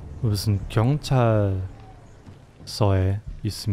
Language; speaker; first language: Korean; non-native, learner; German